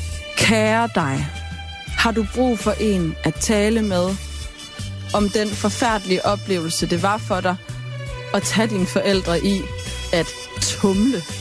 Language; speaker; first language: Danish; native; Danish